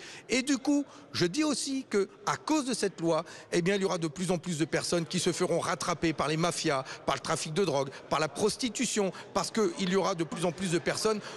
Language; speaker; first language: French; native; French